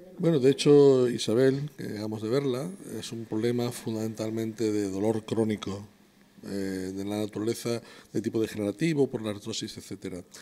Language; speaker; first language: Spanish; native; Spanish